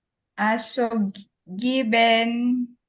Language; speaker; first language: German; non-native, learner; Filipino